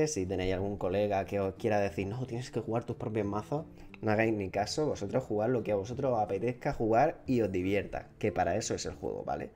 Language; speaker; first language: Spanish; native; Spanish